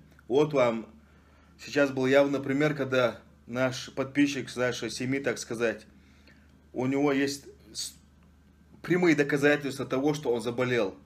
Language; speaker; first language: Russian; non-native, fluent; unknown